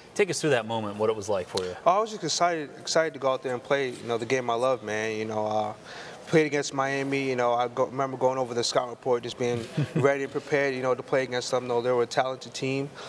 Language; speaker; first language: English; native; English